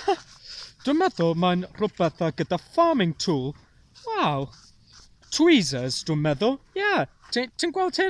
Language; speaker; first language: Welsh; non-native, learner; English